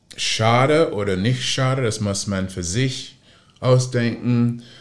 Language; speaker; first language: German; non-native, fluent; English